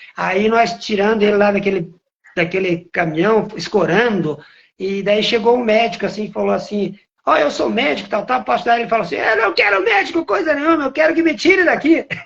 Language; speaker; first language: Portuguese; native; Portuguese